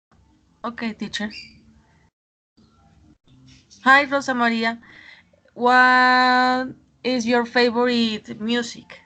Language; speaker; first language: English; non-native, learner; Spanish